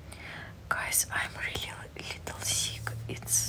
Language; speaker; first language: English; non-native, learner; Russian